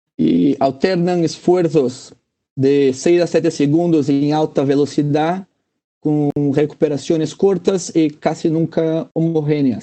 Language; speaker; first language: Spanish; non-native, fluent; Portuguese